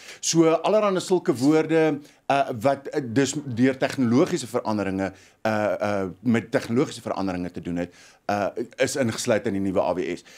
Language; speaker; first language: Afrikaans; native; Afrikaans